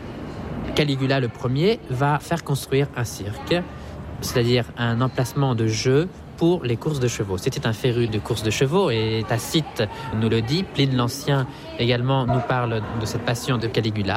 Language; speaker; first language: French; native; French